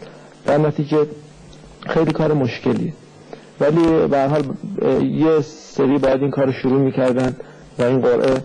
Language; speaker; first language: Persian; native; Persian